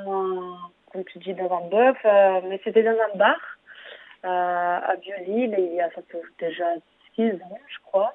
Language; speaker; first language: French; early bilingual, other home language; Armenian